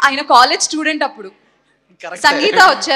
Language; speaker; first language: Telugu; native; Telugu